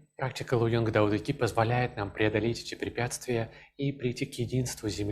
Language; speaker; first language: Russian; native; Russian